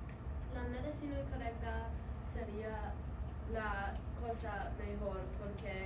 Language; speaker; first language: Spanish; non-native, learner; English